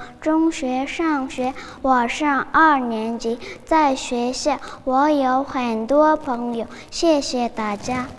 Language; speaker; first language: Chinese; non-native, learner; Mongolian